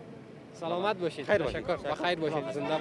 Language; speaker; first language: Persian; native; Persian